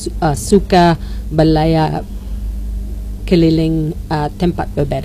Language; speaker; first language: Indonesian; non-native, learner; English